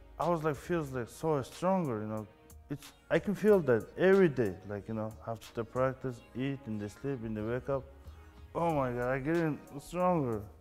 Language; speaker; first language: English; non-native, learner; Mongolian